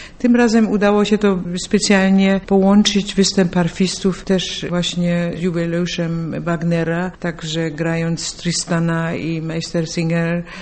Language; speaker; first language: Polish; native; Polish